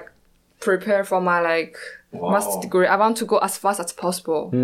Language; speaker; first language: English; non-native, learner; Chinese